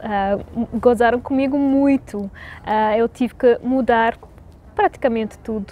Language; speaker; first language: Portuguese; non-native, fluent; English